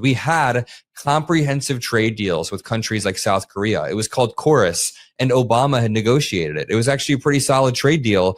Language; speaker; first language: English; native; English